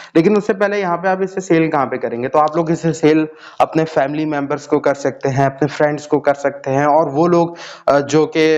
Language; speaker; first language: Urdu; native; Urdu